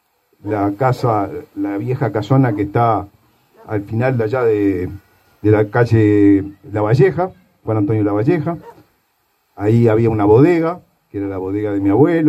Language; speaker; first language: Spanish; native; Spanish